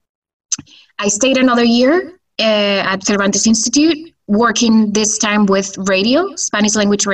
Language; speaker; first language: English; non-native, fluent; Spanish